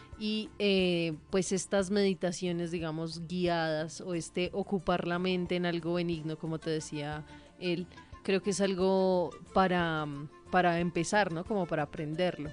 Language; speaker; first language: Spanish; native; Spanish